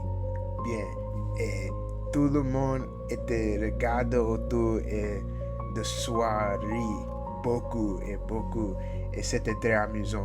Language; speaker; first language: French; non-native, learner; English